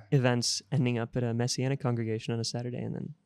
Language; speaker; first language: English; early bilingual, other home language; Bulgarian